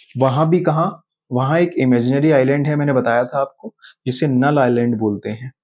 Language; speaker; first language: Hindi; native; Hindi